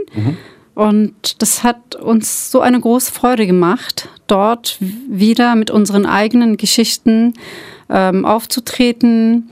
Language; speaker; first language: German; early bilingual, other home language; Turkish